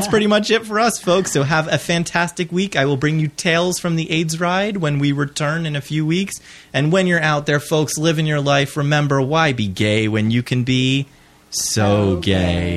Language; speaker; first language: English; native; English